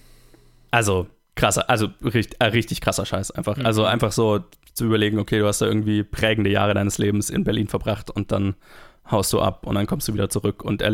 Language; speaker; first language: German; native; German